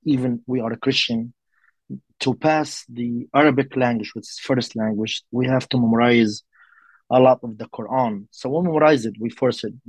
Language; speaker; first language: English; non-native, learner; Arabic